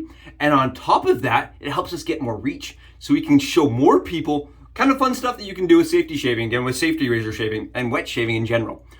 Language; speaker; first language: English; native; English